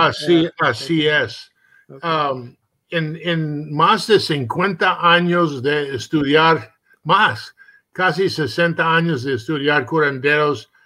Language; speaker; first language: Spanish; early bilingual, heritage; Spanish